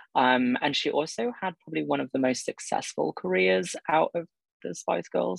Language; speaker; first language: English; native; English